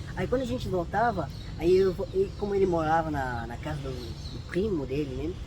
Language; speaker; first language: Portuguese; non-native, fluent; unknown